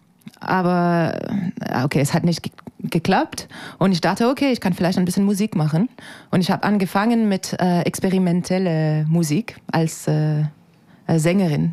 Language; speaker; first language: German; non-native, fluent; French